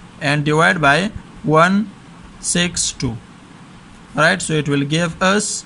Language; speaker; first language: English; non-native, local second language; Urdu